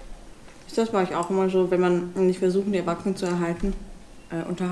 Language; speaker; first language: German; native; German